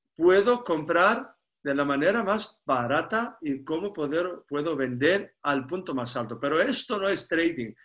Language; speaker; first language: Spanish; non-native, fluent; Greek